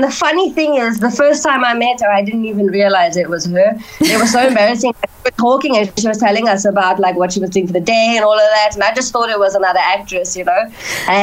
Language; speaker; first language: English; native; English